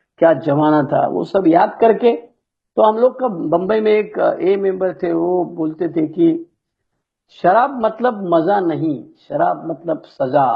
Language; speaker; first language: Hindi; non-native, local second language; Marathi